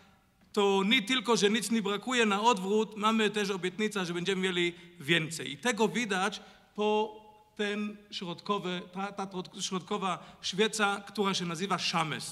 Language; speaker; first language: Polish; non-native, fluent; Hebrew